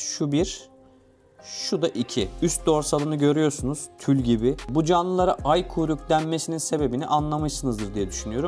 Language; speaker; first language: Turkish; native; Turkish